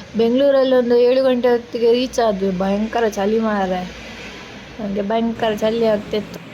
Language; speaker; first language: Kannada; non-native, local second language; Tulu